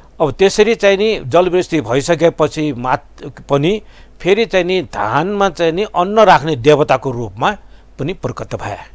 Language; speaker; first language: Nepali; non-native, local second language; Newari